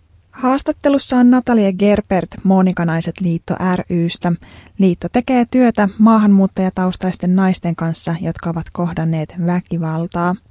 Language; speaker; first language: Finnish; native; Finnish